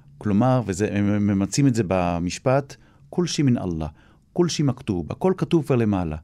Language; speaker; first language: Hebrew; native; Hebrew